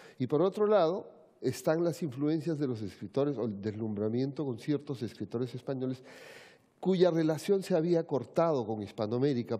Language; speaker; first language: Spanish; native; Spanish